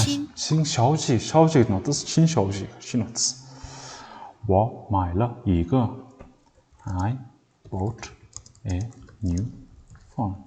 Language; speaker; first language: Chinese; non-native, learner; Mongolian